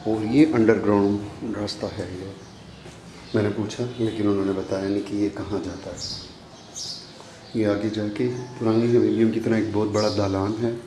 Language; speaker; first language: Urdu; non-native, local second language; Punjabi